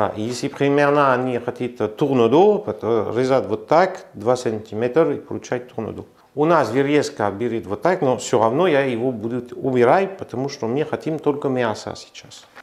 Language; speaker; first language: Russian; non-native, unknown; French